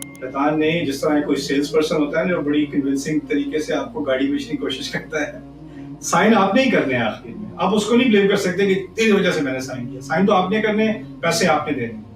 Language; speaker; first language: Urdu; early bilingual, heritage; Urdu